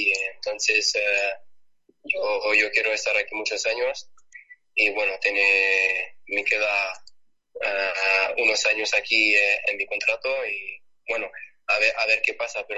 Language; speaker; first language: Spanish; non-native, fluent; French